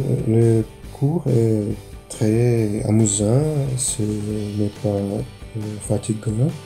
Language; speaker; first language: French; non-native, learner; Portuguese